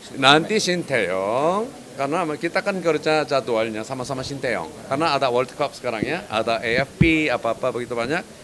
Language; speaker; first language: Indonesian; non-native, fluent; Korean